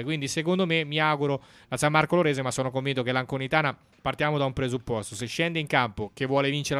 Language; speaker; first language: Italian; native; Italian